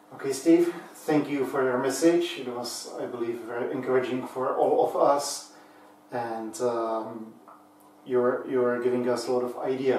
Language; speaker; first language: English; non-native, fluent; Czech